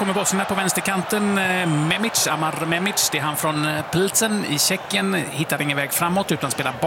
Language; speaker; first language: Swedish; native; Swedish